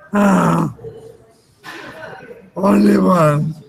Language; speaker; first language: English; non-native, learner; Spanish